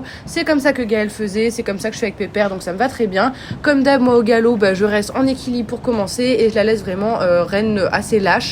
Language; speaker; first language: French; native; French